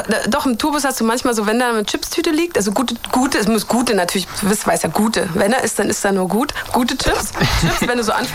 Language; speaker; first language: German; native; German